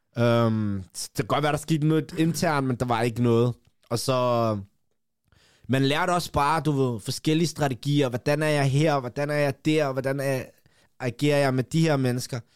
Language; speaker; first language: Danish; early bilingual, other home language; Kurdish